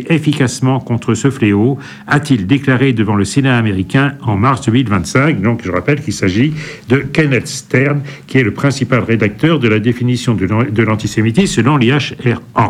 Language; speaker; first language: French; native; French